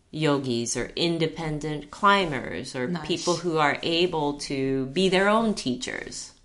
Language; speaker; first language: English; early bilingual, heritage; Chinese